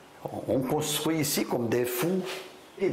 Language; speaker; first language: French; non-native, fluent; Portuguese